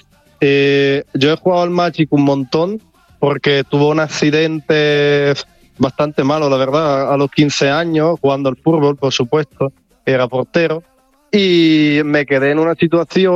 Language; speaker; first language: Spanish; non-native, fluent; Italian